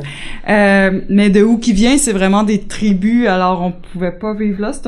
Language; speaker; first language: French; native; French